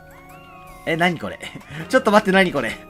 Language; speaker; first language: Japanese; native; Japanese